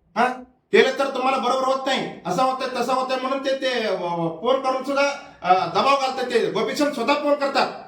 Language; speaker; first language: Marathi; non-native, local second language; Kannada